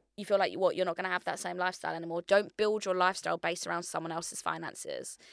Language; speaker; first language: English; native; English